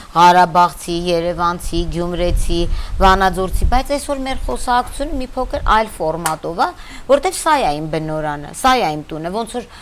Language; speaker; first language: Armenian; native; Armenian